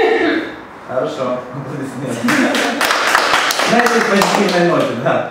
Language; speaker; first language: Russian; native; Russian